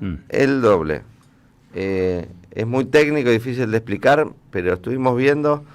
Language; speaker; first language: Spanish; native; Spanish